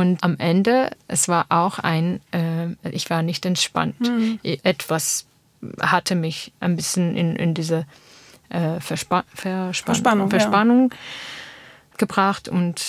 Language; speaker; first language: German; non-native, learner; Armenian